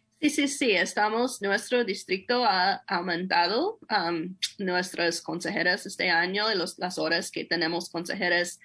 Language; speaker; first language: Spanish; non-native, fluent; English